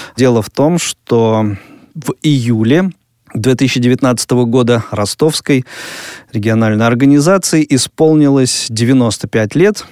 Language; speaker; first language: Russian; native; Russian